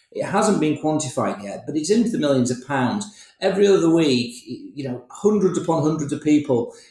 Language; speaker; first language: English; native; English